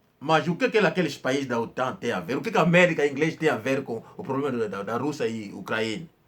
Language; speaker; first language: Portuguese; non-native, local second language; Kongo